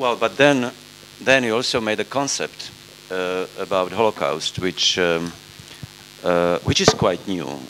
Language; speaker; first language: English; non-native, fluent; Slovak